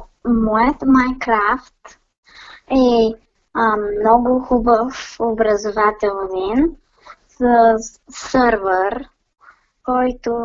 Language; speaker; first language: Bulgarian; native; Bulgarian